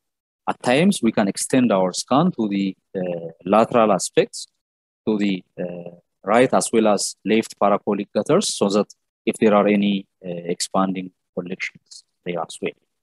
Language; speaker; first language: English; non-native, local second language; Amharic